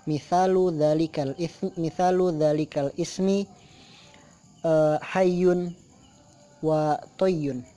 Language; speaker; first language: Arabic; non-native, learner; Indonesian